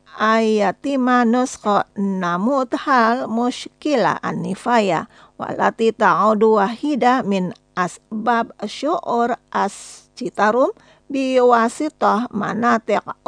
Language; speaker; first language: Arabic; non-native, fluent; Indonesian